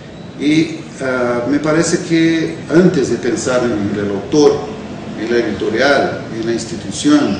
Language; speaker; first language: Spanish; non-native, fluent; Portuguese